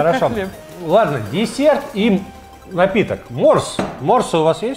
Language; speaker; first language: Russian; native; Russian